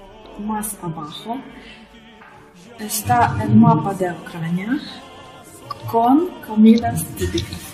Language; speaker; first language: Spanish; non-native, learner; Ukrainian